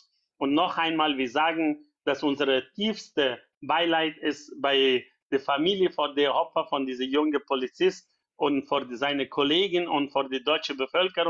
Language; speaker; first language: German; non-native, fluent; Persian